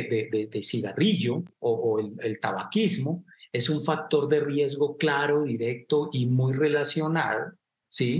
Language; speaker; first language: Spanish; native; Spanish